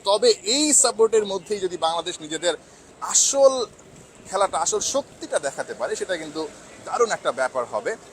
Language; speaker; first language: Bangla; native; Bangla